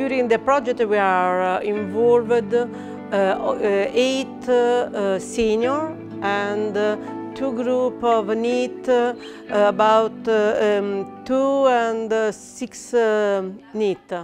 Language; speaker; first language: English; non-native, learner; Italian